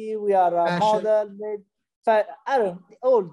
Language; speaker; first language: English; non-native, learner; Italian